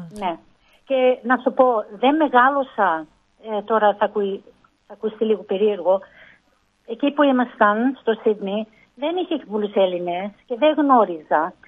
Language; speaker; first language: Greek; early bilingual, heritage; Greek